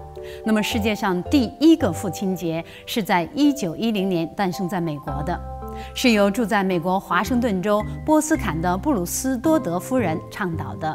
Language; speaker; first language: Chinese; native; Chinese